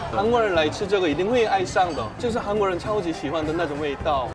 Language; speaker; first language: Chinese; non-native, fluent; Korean